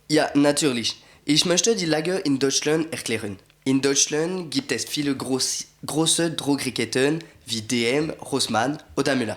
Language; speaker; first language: German; non-native, learner; French